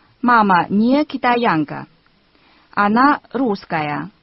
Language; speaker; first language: Russian; non-native, fluent; Chinese